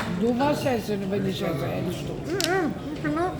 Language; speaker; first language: German; non-native, learner; Russian